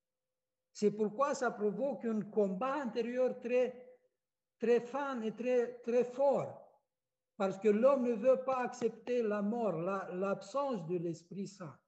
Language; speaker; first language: French; non-native, fluent; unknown